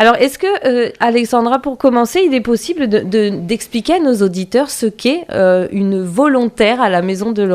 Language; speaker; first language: French; native; French